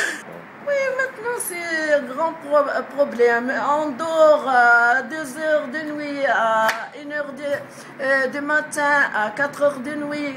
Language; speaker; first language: French; non-native, learner; Arabic